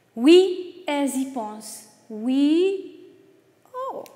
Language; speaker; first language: French; non-native, fluent; Hungarian